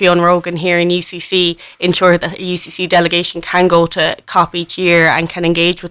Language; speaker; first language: English; native; English